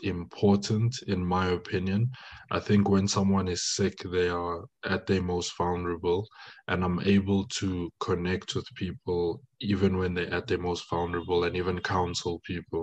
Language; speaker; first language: English; non-native, local second language; French